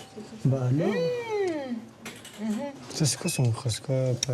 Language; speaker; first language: French; non-native, fluent; Persian